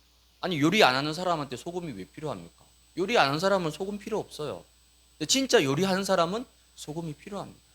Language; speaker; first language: Korean; native; Korean